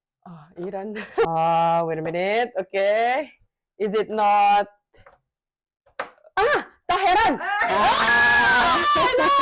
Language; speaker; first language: English; non-native, learner; Indonesian